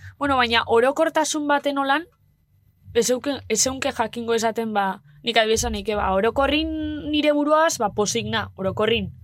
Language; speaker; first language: Basque; native; Basque